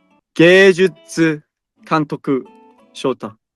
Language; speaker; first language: Japanese; non-native, learner; Korean